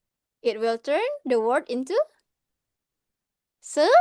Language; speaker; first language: English; non-native, learner; Indonesian